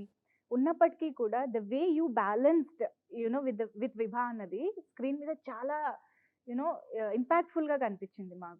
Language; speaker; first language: Telugu; native; Telugu